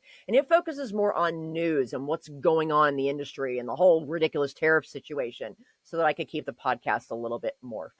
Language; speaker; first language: English; native; English